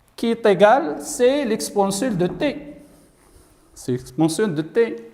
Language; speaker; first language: French; non-native, local second language; Arabic